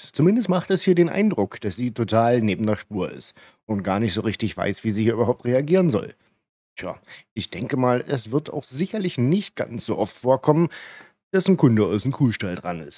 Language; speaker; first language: German; native; German